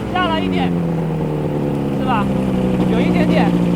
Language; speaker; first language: Chinese; native; Chinese